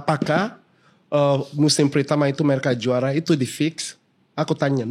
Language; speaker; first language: Indonesian; non-native, fluent; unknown